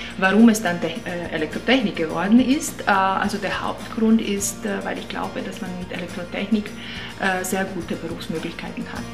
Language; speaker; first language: German; non-native, fluent; Croatian